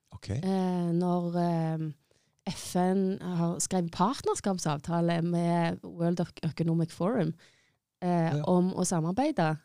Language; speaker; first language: Norwegian; native; Norwegian